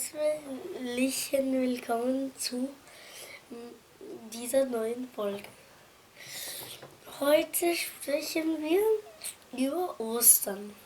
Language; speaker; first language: German; non-native, fluent; Arabic